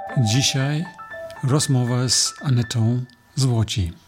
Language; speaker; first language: Polish; non-native, learner; German